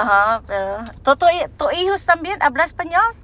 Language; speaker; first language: Spanish; non-native, learner; Waray